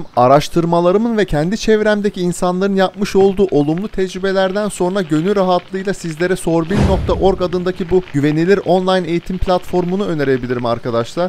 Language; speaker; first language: Turkish; native; Turkish